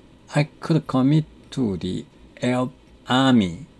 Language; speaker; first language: English; non-native, fluent; Korean